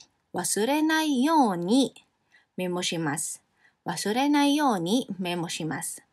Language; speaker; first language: Japanese; non-native, fluent; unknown